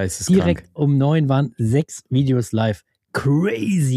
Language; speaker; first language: German; native; German